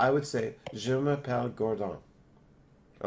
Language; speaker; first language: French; non-native, learner; English